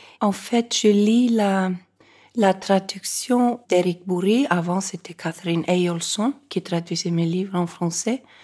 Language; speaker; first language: French; non-native, fluent; Icelandic